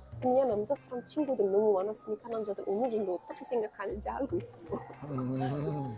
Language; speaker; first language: Korean; non-native, fluent; Arabic